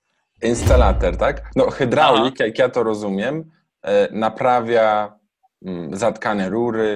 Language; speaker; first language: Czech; non-native, learner; Polish